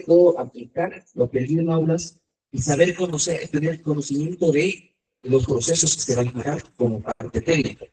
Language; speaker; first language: Spanish; native; Spanish